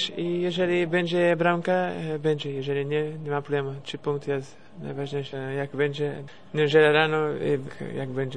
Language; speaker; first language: Polish; non-native, learner; Portuguese